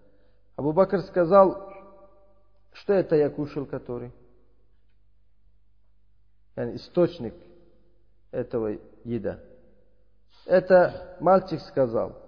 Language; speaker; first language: Russian; non-native, learner; Uzbek